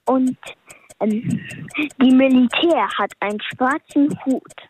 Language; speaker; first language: German; early bilingual, heritage; German